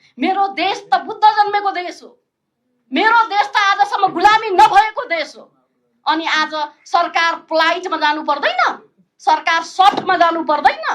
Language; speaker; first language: Nepali; native; Nepali